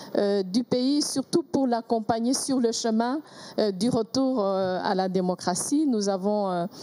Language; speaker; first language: French; non-native, local second language; Kinyarwanda